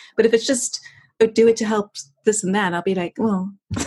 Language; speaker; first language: English; native; English